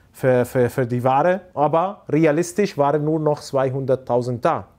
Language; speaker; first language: German; non-native, fluent; Arabic